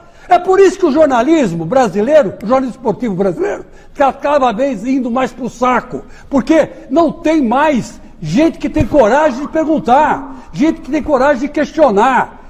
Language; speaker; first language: Portuguese; native; Portuguese